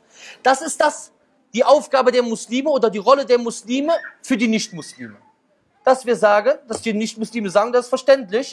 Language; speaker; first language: German; native; German